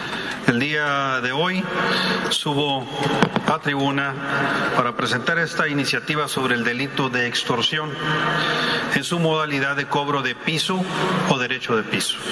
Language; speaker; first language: Spanish; native; Spanish